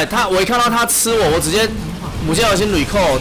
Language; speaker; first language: Chinese; native; Chinese